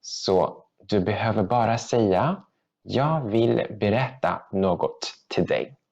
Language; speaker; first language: Swedish; non-native, fluent; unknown